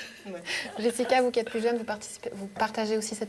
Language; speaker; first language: French; native; French